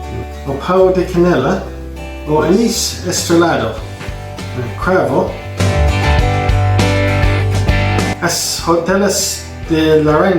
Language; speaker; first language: Portuguese; non-native, learner; English